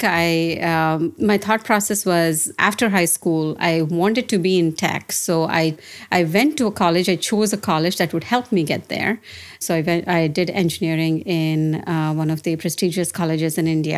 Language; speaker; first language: English; non-native, local second language; Telugu